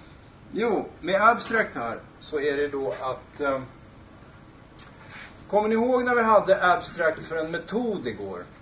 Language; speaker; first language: Swedish; native; Swedish